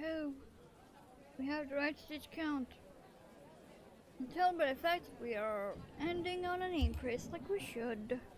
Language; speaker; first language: English; non-native, fluent; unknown